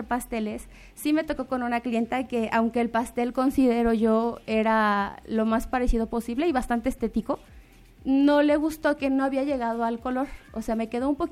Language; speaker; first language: Spanish; native; Spanish